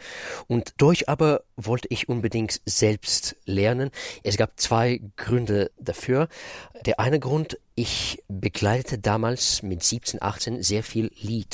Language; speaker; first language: German; non-native, fluent; Russian